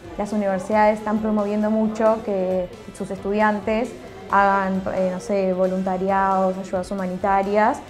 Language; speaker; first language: Spanish; native; Spanish